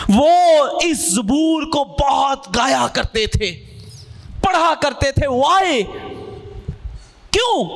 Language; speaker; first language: Urdu; non-native, local second language; Punjabi